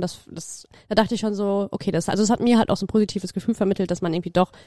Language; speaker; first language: German; native; German